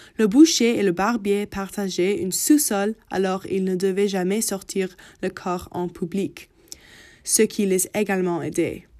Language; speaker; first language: French; non-native, learner; English